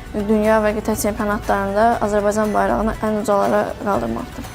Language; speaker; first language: Azerbaijani; early bilingual, other home language; Chinese